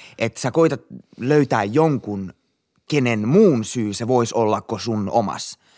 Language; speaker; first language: Finnish; native; Finnish